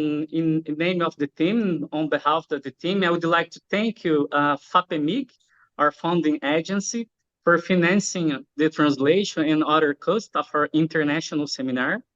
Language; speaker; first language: English; non-native, learner; Portuguese